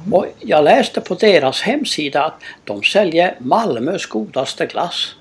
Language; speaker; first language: Swedish; native; Swedish